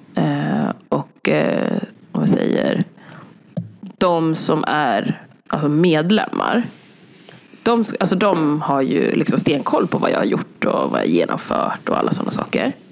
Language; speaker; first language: Swedish; early bilingual, other home language; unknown